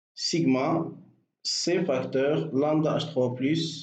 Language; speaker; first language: French; non-native, local second language; Arabic